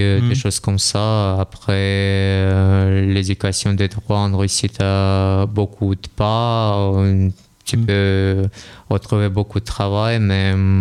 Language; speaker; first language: French; non-native, learner; Russian